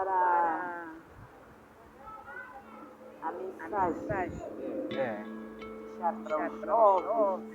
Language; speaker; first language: Portuguese; non-native, local second language; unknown